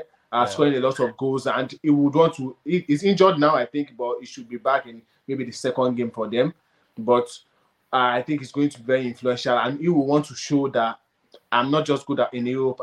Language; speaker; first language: English; non-native, local second language; Yoruba